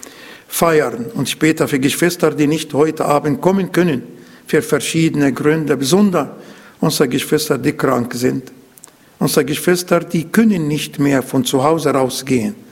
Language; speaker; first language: German; non-native, learner; Arabic